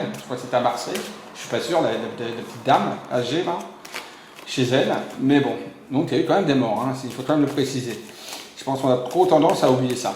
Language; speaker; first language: French; native; French